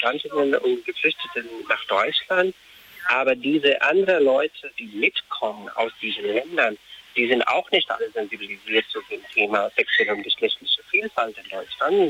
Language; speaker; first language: German; non-native, fluent; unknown